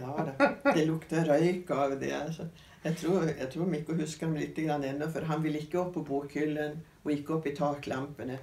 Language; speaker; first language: Norwegian; native; Norwegian